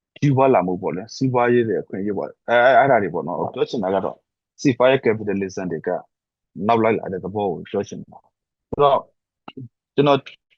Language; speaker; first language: Burmese; non-native, local second language; S'gaw Karen